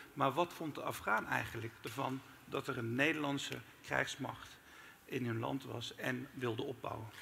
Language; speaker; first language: Dutch; early bilingual, other home language; Turkish